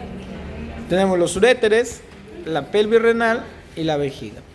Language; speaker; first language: Spanish; native; Spanish